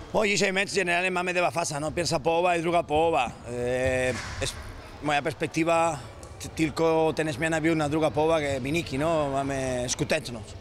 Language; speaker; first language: Polish; non-native, learner; Spanish